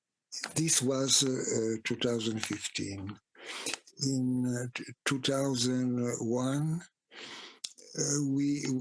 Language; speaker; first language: English; non-native, fluent; Italian